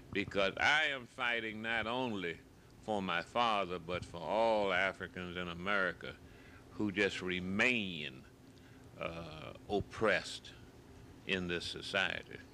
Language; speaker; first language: English; native; English